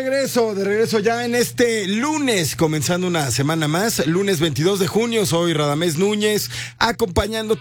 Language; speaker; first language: Spanish; native; Spanish